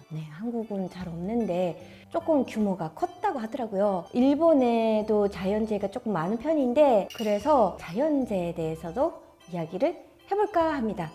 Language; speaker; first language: Korean; non-native, fluent; Japanese